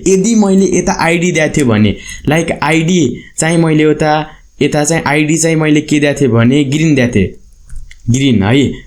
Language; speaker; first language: Nepali; non-native, local second language; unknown